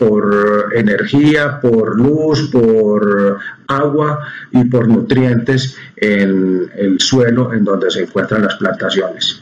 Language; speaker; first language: Spanish; native; Spanish